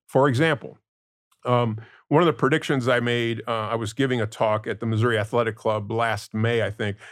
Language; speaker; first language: English; non-native, fluent; Spanish